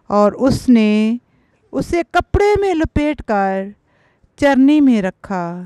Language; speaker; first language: Urdu; non-native, local second language; Punjabi